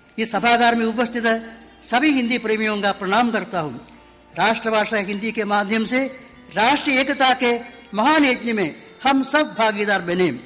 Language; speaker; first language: Hindi; non-native, local second language; Malayalam